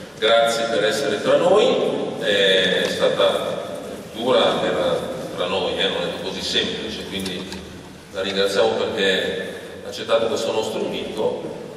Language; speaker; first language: Italian; native; Italian